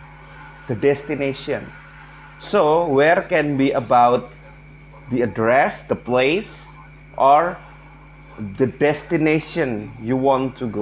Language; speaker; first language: English; non-native, learner; Indonesian